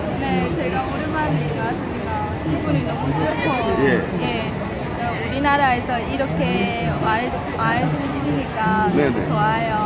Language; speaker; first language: Korean; non-native, learner; Vietnamese